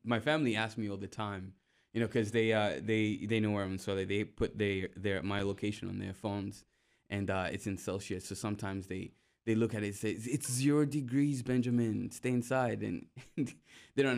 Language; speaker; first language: English; non-native, local second language; Ganda